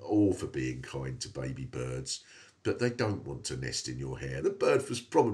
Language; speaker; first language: English; native; English